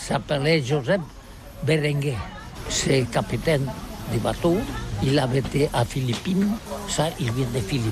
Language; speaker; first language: French; non-native, learner; Catalan